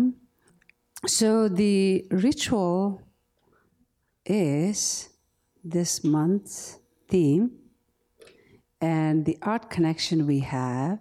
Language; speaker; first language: English; non-native, local second language; Tibetan